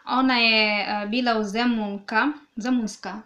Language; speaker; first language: Serbian; non-native, learner; Swahili